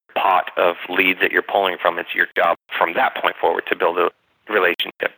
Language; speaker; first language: English; native; English